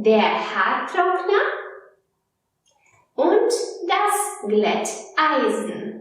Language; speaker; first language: German; non-native, fluent; Polish